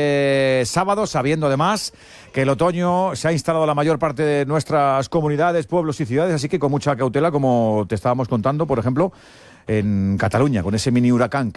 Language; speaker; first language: Spanish; native; Spanish